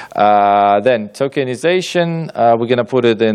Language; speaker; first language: English; non-native, fluent; Ukrainian